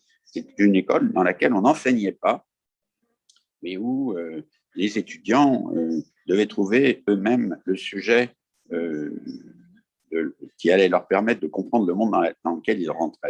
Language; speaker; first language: French; native; French